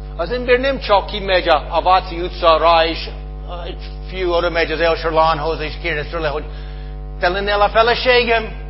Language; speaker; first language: Hungarian; non-native, fluent; English